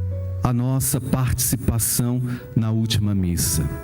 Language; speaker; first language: Portuguese; native; Portuguese